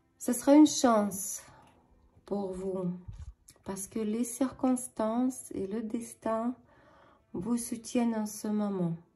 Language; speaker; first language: French; non-native, fluent; Ukrainian